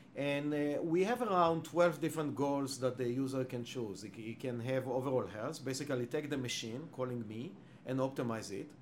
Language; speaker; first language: English; non-native, fluent; Hebrew